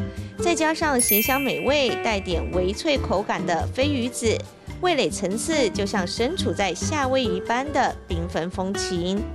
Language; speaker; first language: Chinese; native; Chinese